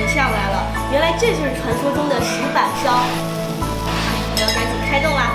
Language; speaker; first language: Chinese; native; Chinese